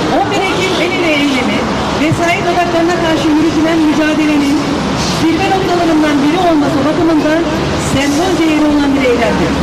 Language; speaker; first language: Turkish; native; Turkish